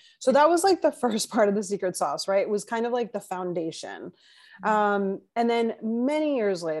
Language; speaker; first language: English; non-native, fluent; Spanish